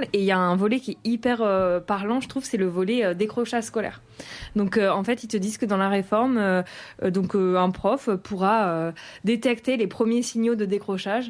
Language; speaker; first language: French; native; French